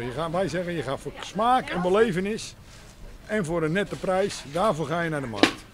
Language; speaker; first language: Dutch; native; Dutch